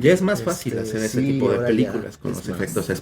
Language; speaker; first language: Spanish; native; Spanish